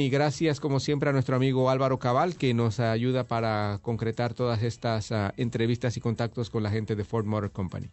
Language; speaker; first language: Spanish; native; Spanish